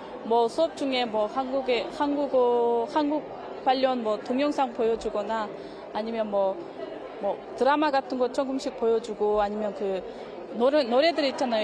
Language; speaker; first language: Korean; non-native, fluent; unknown